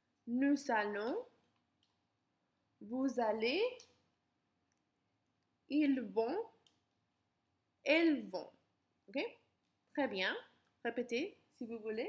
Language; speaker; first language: French; non-native, learner; English